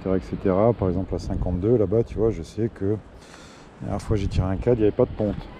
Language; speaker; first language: French; native; French